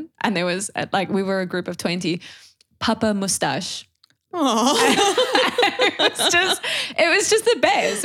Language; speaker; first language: English; native; English